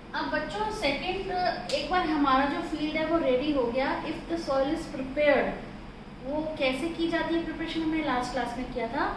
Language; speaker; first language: Hindi; native; Hindi